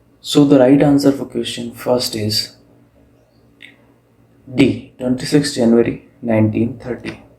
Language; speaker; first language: English; non-native, local second language; Hindi